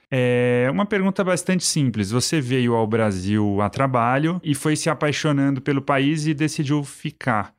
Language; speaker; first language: Portuguese; native; Portuguese